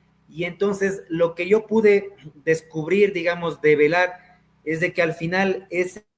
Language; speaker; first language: Spanish; native; Spanish